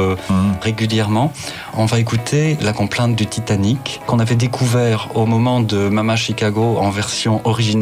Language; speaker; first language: French; native; French